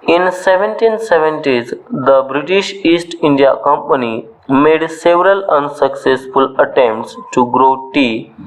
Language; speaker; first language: English; non-native, local second language; Marathi